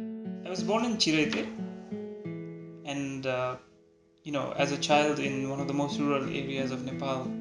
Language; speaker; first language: English; non-native, local second language; Nepali